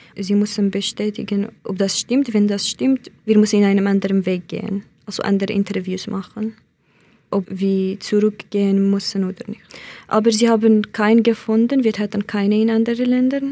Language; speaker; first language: German; non-native, learner; Central Kurdish